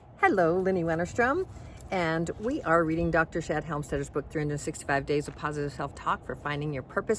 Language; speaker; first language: English; native; English